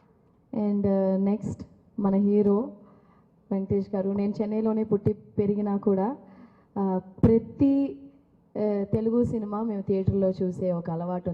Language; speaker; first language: Telugu; early bilingual, heritage; Telugu